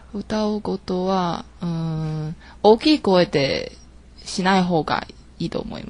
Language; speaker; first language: Japanese; non-native, learner; Chinese